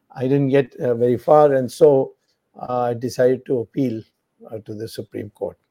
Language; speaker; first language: English; non-native, local second language; Tamil